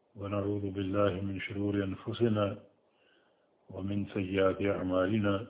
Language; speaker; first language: Urdu; native; Urdu